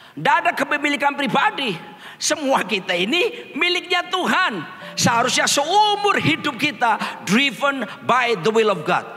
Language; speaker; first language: Indonesian; native; Indonesian